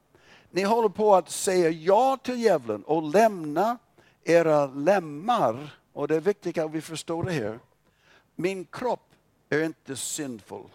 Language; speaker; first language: Swedish; non-native, fluent; English